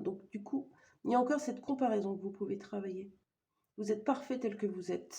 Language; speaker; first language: French; native; French